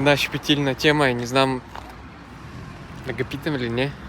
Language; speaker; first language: Bulgarian; non-native, learner; Russian